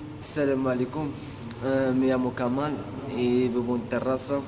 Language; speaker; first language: Spanish; early bilingual, other home language; Arabic